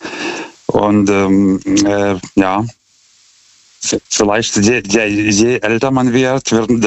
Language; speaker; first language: German; non-native, fluent; Lithuanian